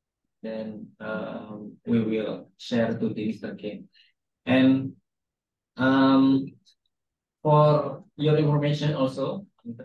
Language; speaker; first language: English; non-native, fluent; Indonesian